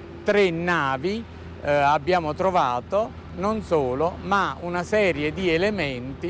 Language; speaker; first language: Italian; native; Italian